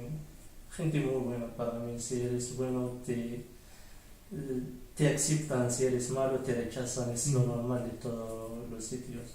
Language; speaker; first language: Spanish; early bilingual, other home language; Arabic